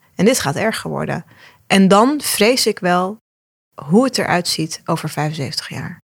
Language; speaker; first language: Dutch; early bilingual, other home language; Arabic